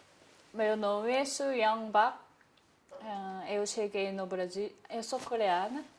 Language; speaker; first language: Portuguese; non-native, learner; Korean